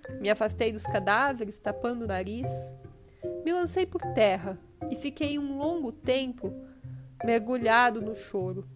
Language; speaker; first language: Portuguese; native; Portuguese